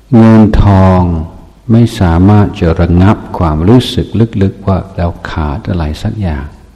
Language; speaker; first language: Thai; non-native, fluent; English